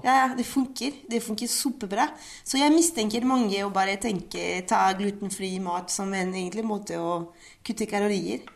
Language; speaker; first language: Norwegian; non-native, fluent; French